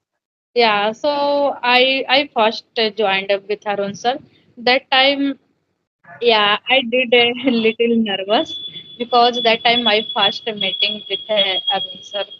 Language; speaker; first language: English; non-native, learner; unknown